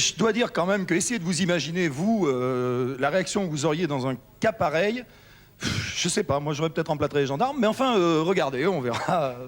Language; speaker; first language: French; native; French